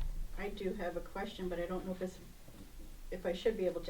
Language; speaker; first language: English; native; English